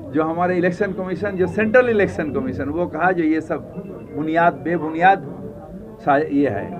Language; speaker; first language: Hindi; non-native, local second language; Bangla